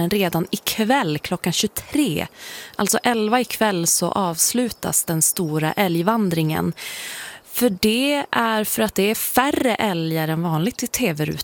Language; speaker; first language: Swedish; native; Swedish